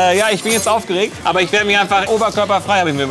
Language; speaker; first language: German; native; German